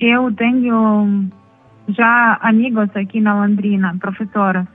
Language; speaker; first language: Portuguese; non-native, learner; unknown